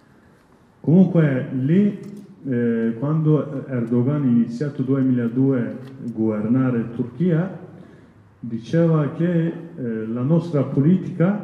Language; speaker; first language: Italian; non-native, learner; Kurdish